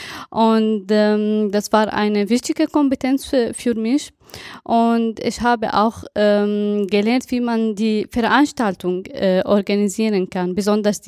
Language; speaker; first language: German; non-native, fluent; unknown